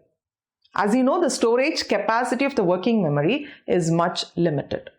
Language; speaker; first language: English; non-native, local second language; Tamil